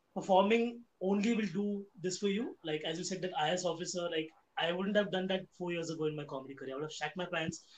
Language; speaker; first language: English; non-native, local second language; Hindi